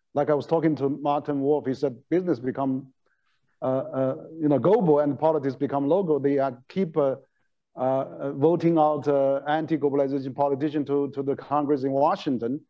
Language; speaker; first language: English; non-native, fluent; Chinese